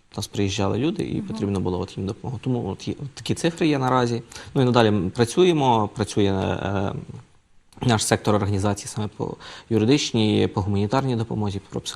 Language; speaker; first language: Ukrainian; native; Ukrainian